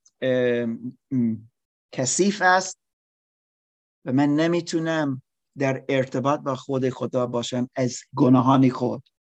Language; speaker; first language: Persian; non-native, learner; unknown